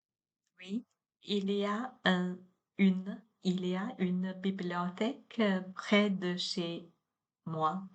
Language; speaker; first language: French; non-native, learner; Chinese